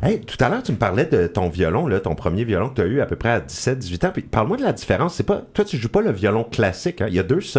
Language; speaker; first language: French; native; French